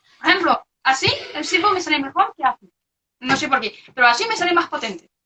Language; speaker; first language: Spanish; non-native, fluent; French